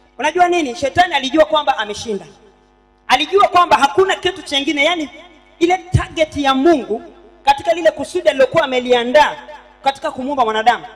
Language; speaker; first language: Swahili; native; Swahili